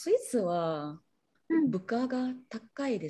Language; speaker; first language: Japanese; non-native, learner; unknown